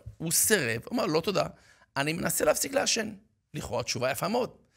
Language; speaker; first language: Hebrew; native; Hebrew